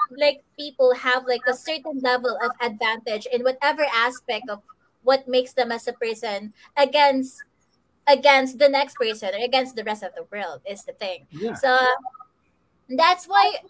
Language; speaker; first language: English; non-native, local second language; Filipino